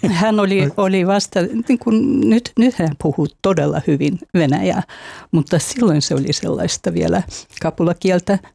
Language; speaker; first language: Finnish; non-native, fluent; Russian